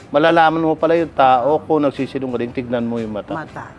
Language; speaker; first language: Filipino; non-native, local second language; Hiligaynon